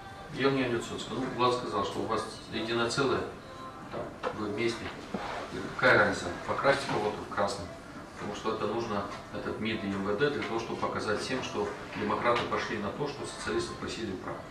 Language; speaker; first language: Russian; non-native, local second language; Romanian